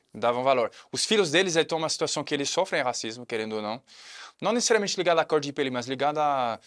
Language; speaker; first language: Portuguese; non-native, fluent; French